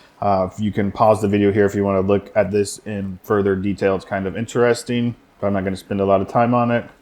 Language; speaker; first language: English; native; English